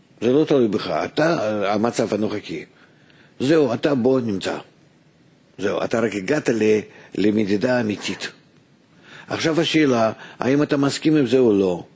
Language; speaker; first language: Hebrew; non-native, fluent; Russian